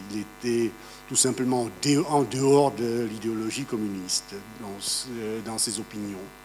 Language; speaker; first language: French; non-native, fluent; Czech